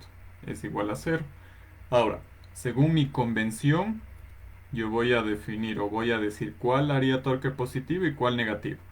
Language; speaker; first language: Spanish; native; Spanish